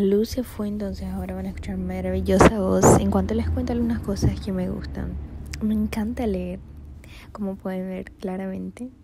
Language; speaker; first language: Spanish; early bilingual, heritage; Portuguese